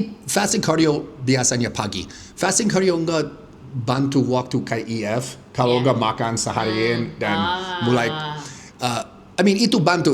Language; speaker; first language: Indonesian; non-native, fluent; English